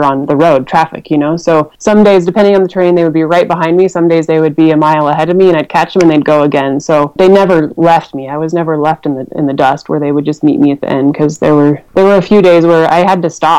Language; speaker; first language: English; native; English